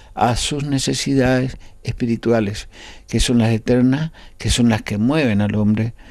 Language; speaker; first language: Spanish; native; Spanish